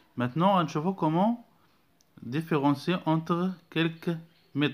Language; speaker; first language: French; non-native, local second language; Arabic